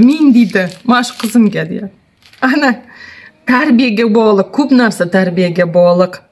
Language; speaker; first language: Uzbek; non-native, local second language; Tatar